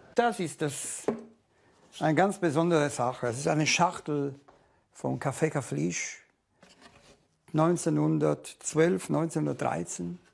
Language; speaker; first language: German; non-native, fluent; Italian